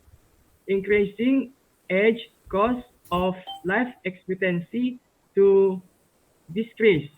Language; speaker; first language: English; non-native, local second language; Malay